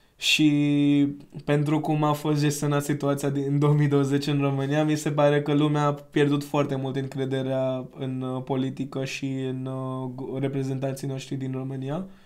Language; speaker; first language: Romanian; non-native, fluent; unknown